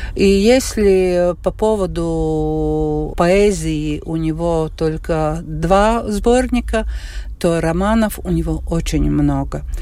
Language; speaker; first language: Russian; non-native, local second language; Latvian